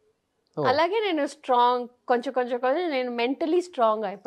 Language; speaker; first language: Telugu; non-native, local second language; Tamil